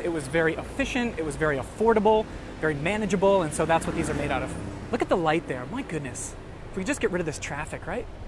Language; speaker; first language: English; native; English